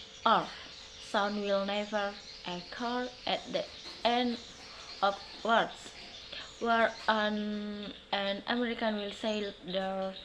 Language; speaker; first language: English; non-native, learner; Indonesian